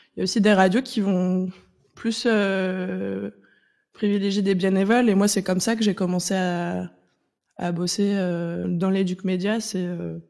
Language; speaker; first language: French; native; French